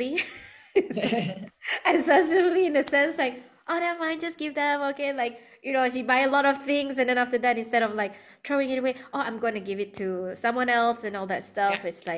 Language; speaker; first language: English; non-native, local second language; Malay